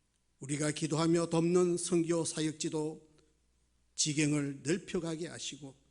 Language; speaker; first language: Korean; native; Korean